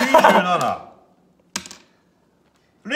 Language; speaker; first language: Japanese; native; Japanese